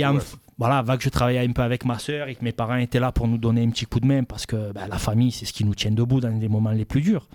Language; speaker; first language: French; native; French